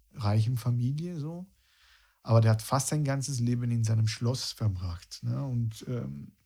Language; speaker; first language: German; non-native, fluent; Italian